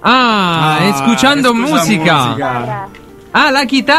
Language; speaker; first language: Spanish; non-native, learner; Italian